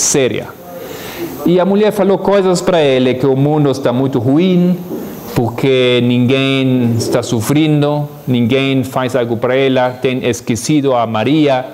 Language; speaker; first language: Portuguese; non-native, fluent; Spanish